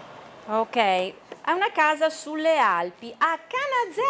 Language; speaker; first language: Italian; non-native, fluent; Chinese